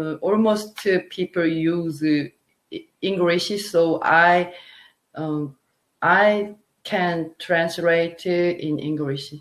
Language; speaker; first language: English; non-native, learner; Korean